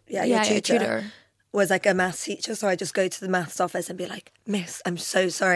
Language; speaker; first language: English; non-native, local second language; Albanian